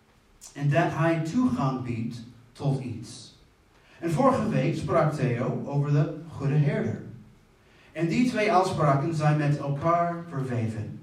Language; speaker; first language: Dutch; non-native, fluent; English